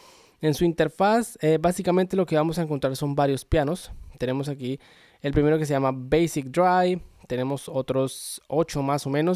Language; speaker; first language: Spanish; native; Spanish